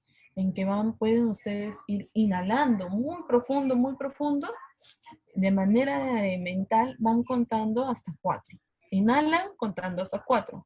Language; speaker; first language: Spanish; native; Spanish